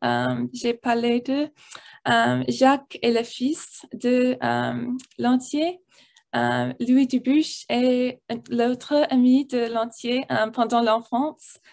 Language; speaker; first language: French; non-native, learner; English